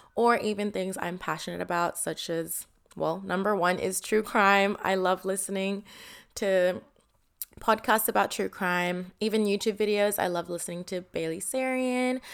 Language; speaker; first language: English; non-native, fluent; Indonesian